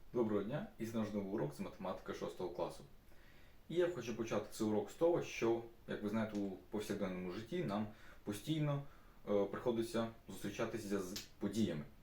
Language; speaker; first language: Ukrainian; non-native, local second language; Russian